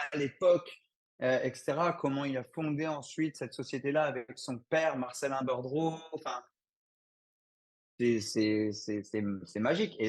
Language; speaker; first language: French; native; French